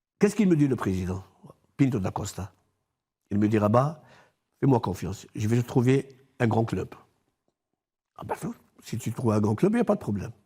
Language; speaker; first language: French; non-native, local second language; Arabic